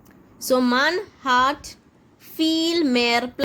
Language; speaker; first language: German; non-native, fluent; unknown